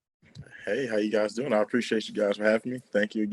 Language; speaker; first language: English; native; English